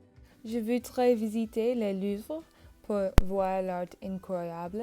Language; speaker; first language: French; non-native, learner; English